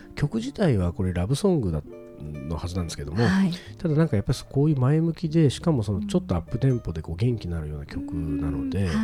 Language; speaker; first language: Japanese; native; Japanese